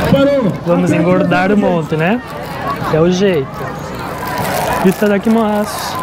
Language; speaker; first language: Portuguese; native; Portuguese